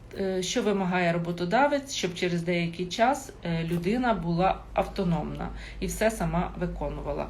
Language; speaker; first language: Ukrainian; non-native, local second language; Russian